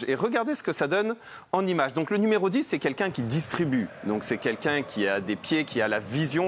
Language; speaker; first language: French; native; French